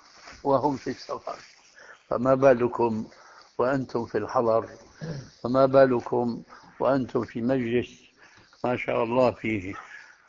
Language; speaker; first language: Arabic; early bilingual, other home language; Albanian